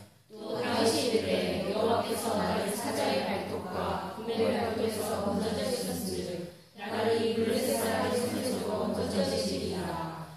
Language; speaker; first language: Korean; native; Korean